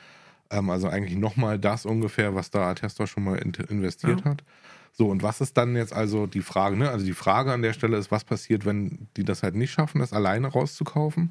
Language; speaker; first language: German; native; German